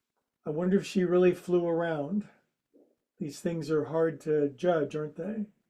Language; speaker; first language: English; native; English